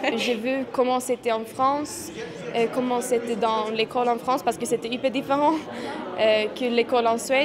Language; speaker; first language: French; non-native, fluent; Swedish